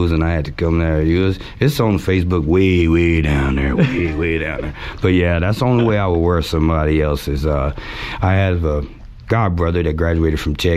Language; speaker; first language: English; native; English